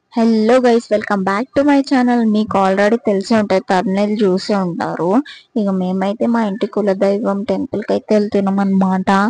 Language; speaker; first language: Telugu; non-native, local second language; Lambadi